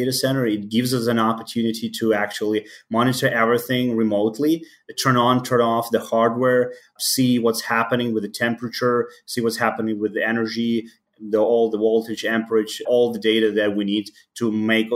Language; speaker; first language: English; non-native, fluent; Ukrainian